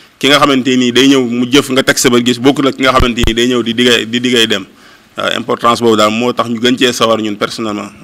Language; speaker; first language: Wolof; native; Wolof